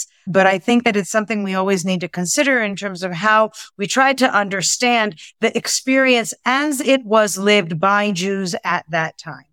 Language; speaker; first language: English; native; English